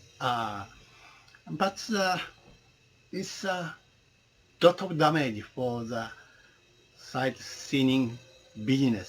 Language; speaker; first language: English; non-native, learner; Japanese